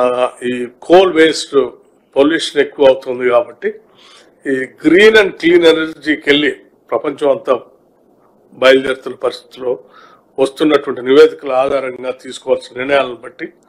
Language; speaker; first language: Telugu; native; Telugu